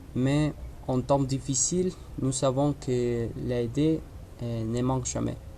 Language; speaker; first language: French; non-native, learner; Spanish